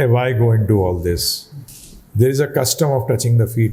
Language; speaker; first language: English; non-native, local second language; Hindi